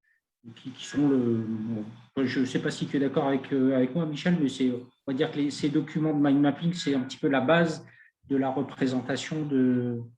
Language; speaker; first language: French; native; French